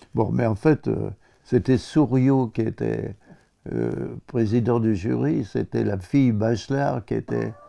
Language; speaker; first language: French; native; French